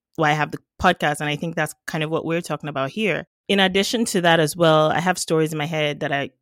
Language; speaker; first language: English; non-native, local second language; Yoruba